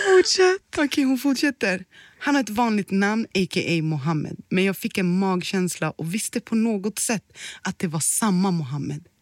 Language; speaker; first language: Swedish; early bilingual, other home language; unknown